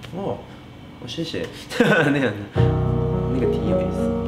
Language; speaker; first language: Chinese; non-native, learner; Japanese